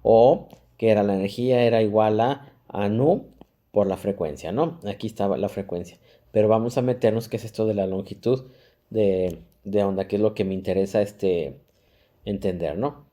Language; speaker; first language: Spanish; native; Spanish